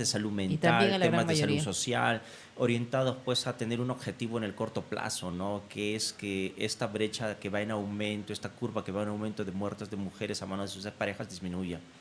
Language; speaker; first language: Spanish; native; Spanish